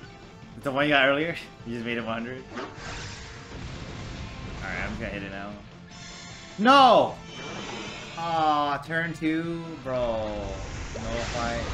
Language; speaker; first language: English; native; English